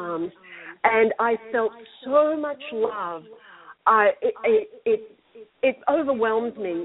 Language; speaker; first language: English; native; English